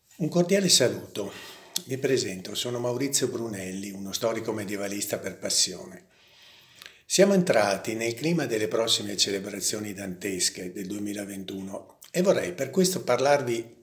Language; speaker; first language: Italian; native; Italian